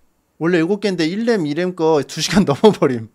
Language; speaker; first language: Korean; native; Korean